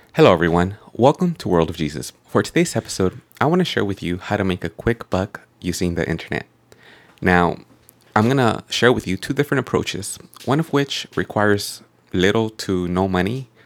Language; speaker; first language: English; native; English